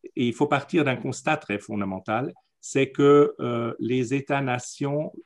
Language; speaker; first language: French; non-native, fluent; German